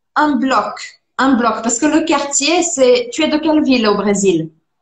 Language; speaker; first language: French; non-native, fluent; Portuguese